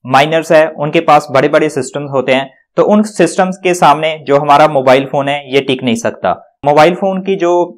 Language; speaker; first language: Hindi; non-native, local second language; Punjabi